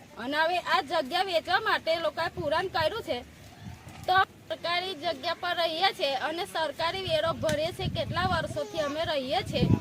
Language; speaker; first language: Gujarati; native; Gujarati